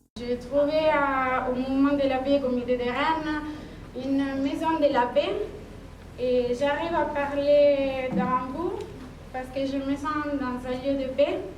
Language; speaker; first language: French; non-native, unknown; Italian